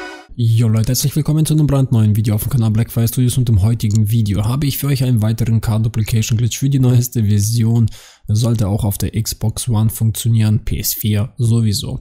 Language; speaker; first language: German; native; German